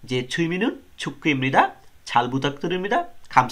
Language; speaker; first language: Korean; non-native, learner; Bangla